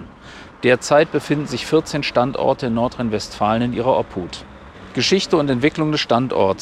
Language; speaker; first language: German; native; German